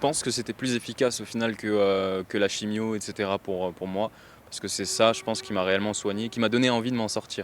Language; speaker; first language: French; native; French